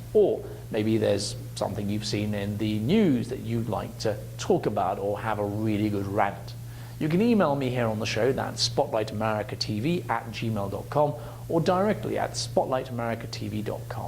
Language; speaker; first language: English; native; English